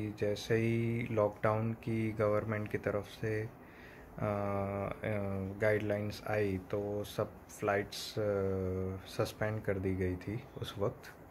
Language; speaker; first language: Hindi; non-native, local second language; Gujarati